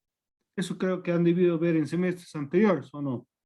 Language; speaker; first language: Spanish; native; Spanish